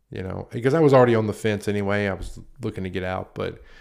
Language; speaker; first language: English; native; English